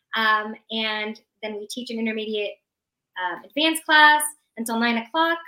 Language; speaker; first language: English; early bilingual, other home language; Persian